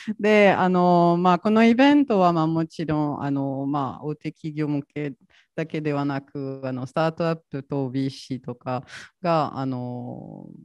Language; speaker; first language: Japanese; non-native, fluent; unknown